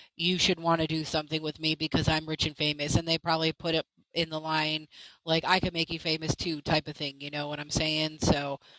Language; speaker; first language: English; native; English